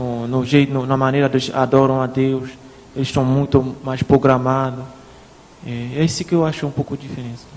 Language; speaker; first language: Portuguese; non-native, fluent; Haitian Creole